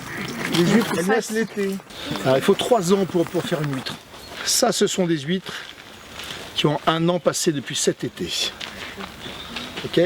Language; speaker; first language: French; native; French